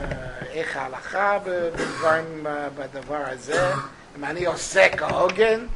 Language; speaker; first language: Hebrew; non-native, fluent; English